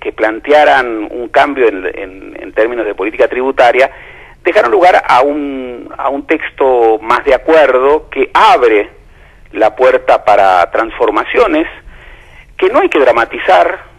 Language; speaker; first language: Spanish; native; Spanish